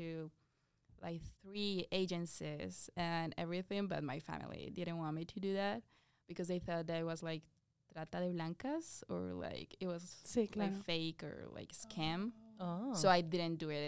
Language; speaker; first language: English; non-native, fluent; Spanish